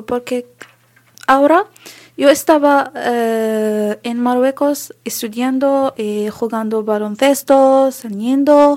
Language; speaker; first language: Spanish; non-native, learner; Arabic